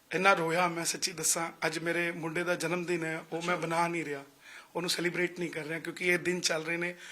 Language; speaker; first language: Punjabi; non-native, local second language; Hindi